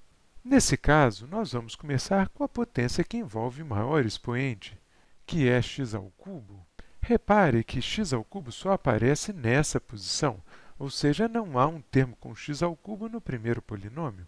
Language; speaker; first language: Portuguese; native; Portuguese